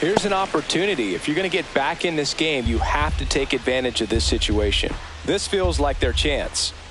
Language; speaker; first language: English; native; English